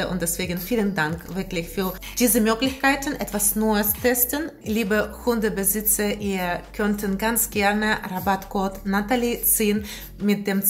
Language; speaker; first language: German; non-native, learner; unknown